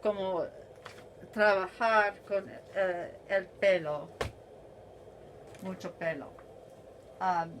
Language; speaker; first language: Spanish; non-native, learner; English